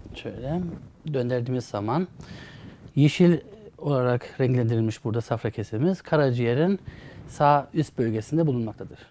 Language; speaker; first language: Turkish; early bilingual, heritage; Turkish